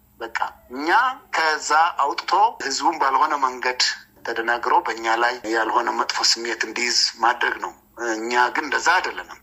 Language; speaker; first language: Amharic; non-native, local second language; Tigrinya